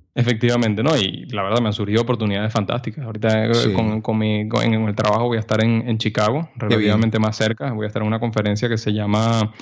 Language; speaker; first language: Spanish; native; Spanish